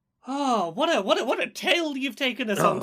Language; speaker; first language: English; native; English